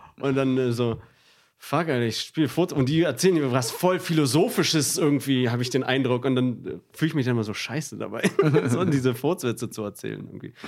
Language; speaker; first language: German; native; German